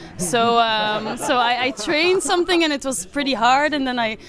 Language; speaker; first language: English; non-native, fluent; Dutch